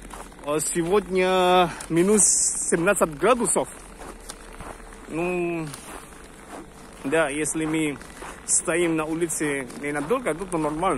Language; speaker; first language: Russian; non-native, learner; Indonesian